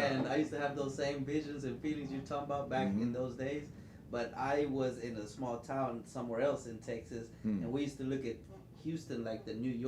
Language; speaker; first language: English; native; English